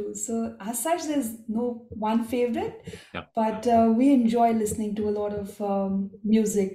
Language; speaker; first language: English; non-native, local second language; Marathi